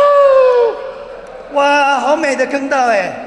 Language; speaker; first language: Chinese; native; Chinese